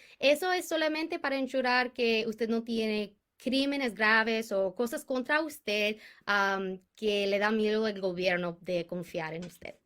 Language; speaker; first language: Spanish; non-native, fluent; English